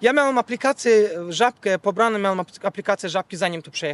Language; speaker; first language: Polish; non-native, fluent; Azerbaijani